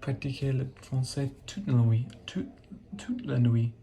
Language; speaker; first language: French; non-native, learner; English